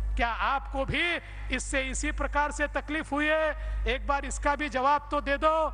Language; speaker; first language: Hindi; non-native, local second language; Marathi